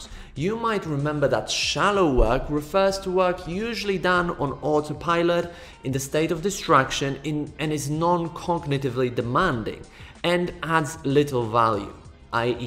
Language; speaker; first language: English; non-native, fluent; Polish